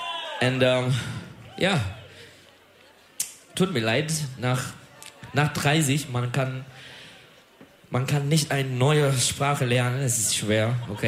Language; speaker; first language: German; non-native, learner; Turkish